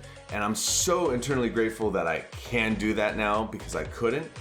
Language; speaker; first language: English; native; English